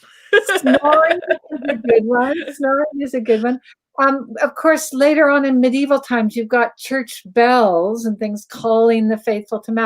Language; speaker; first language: English; native; English